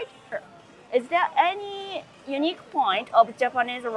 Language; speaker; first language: English; non-native, learner; Japanese